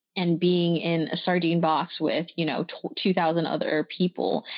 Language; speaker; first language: English; early bilingual, other home language; French